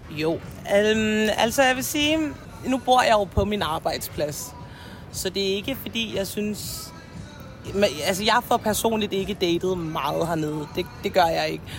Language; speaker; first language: Danish; native; Danish